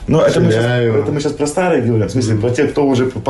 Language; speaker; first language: Russian; native; Russian